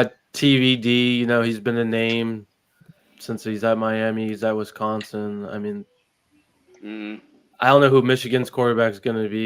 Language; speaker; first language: English; native; English